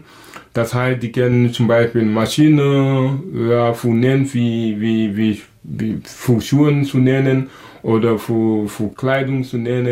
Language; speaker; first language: German; non-native, local second language; Wolof